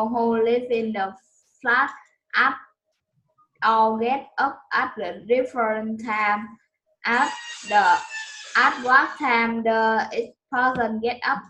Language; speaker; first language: English; non-native, learner; Vietnamese